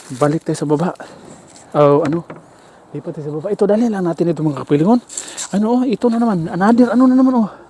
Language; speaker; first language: Filipino; non-native, local second language; Cebuano